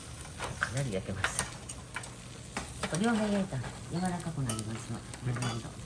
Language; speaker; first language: Japanese; native; Japanese